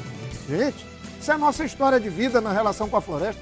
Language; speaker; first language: Portuguese; native; Portuguese